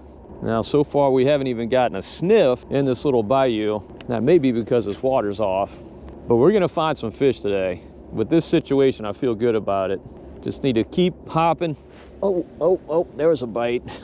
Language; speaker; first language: English; native; English